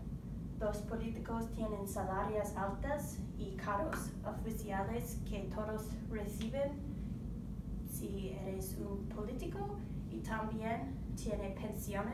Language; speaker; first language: Spanish; non-native, learner; English